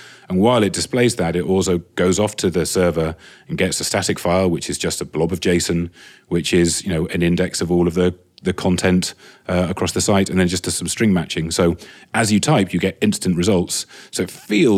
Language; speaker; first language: English; native; English